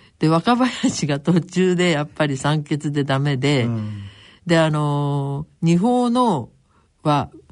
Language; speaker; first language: Japanese; native; Japanese